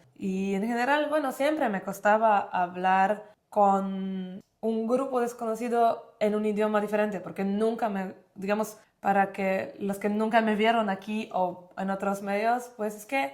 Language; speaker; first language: Spanish; non-native, fluent; Polish